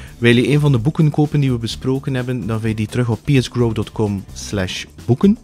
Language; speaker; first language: Dutch; native; Dutch